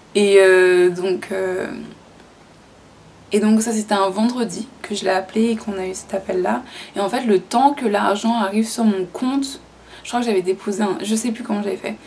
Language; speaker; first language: French; native; French